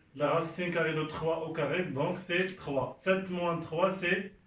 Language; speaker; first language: French; non-native, local second language; Arabic